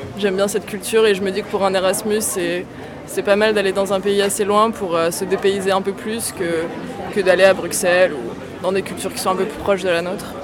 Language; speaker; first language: French; native; French